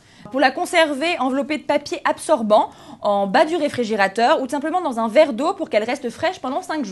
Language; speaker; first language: French; native; French